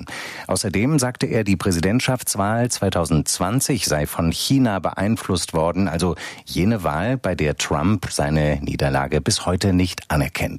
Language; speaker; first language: German; native; German